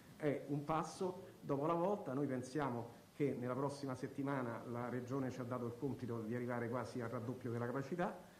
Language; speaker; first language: Italian; native; Italian